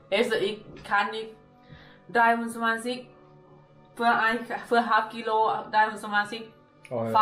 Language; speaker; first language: German; non-native, learner; Thai